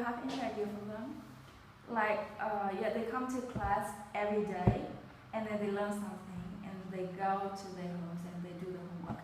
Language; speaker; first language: English; non-native, fluent; Vietnamese